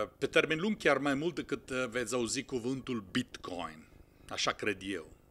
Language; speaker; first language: Romanian; non-native, fluent; Italian